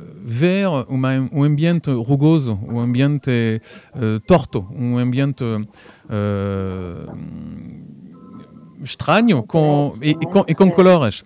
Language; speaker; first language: Portuguese; early bilingual, heritage; French